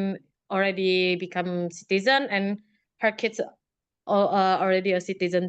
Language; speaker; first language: English; non-native, learner; Indonesian